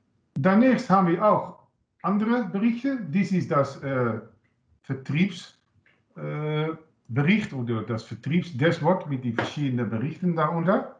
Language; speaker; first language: German; non-native, learner; Dutch